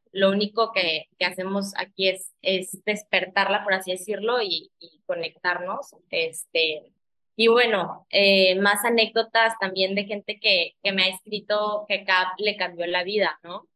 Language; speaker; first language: Spanish; early bilingual, heritage; Spanish